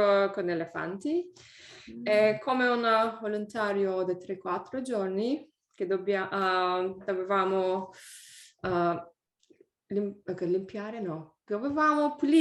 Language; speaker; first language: Italian; non-native, learner; English